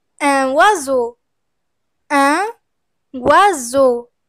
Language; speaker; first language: French; non-native, fluent; Arabic